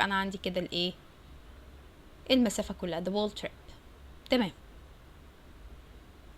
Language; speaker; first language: Arabic; native; Arabic